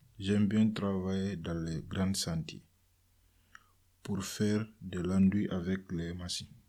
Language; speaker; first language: French; non-native, learner; Fula